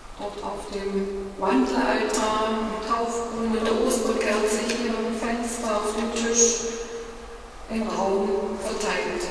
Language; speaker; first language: German; native; German